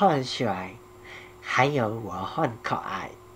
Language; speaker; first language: Chinese; non-native, learner; Korean